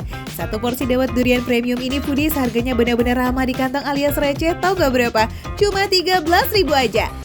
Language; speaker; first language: Indonesian; native; Indonesian